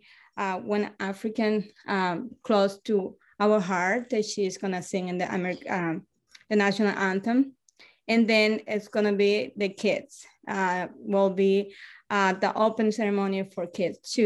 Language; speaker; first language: English; non-native, learner; Spanish